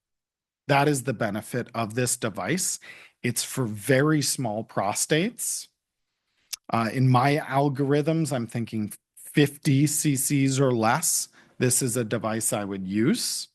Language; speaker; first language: English; native; English